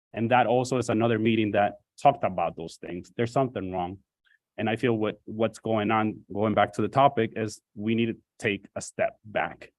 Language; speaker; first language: English; native; English